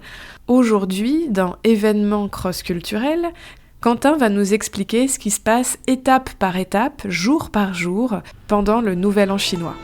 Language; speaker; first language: French; native; French